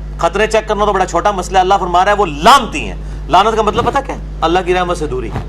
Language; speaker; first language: Urdu; non-native, local second language; Punjabi